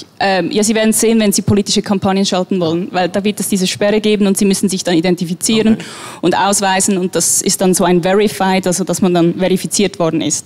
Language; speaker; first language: German; native; German